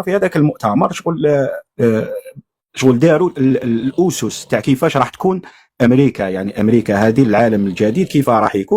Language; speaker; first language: Arabic; native; Arabic